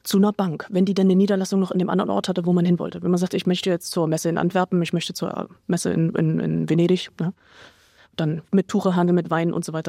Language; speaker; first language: German; native; German